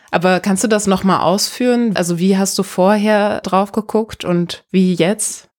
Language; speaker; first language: German; native; German